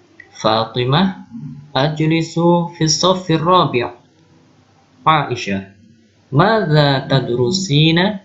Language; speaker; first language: Arabic; non-native, local second language; Indonesian